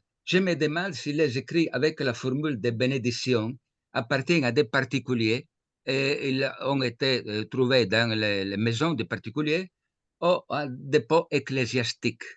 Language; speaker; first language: French; non-native, fluent; Italian